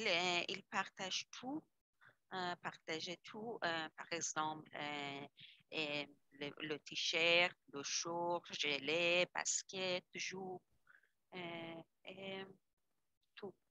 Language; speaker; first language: French; non-native, learner; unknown